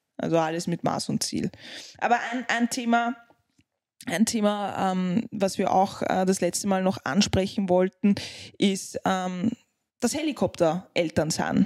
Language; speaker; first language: German; native; German